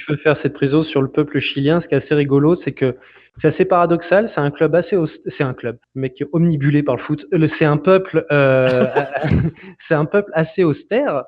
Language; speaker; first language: French; native; French